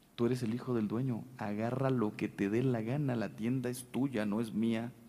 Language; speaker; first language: Spanish; native; Spanish